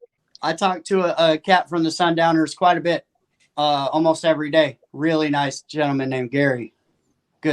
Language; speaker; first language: English; native; English